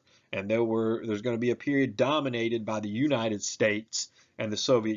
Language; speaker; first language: English; native; English